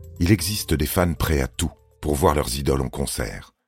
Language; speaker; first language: French; native; French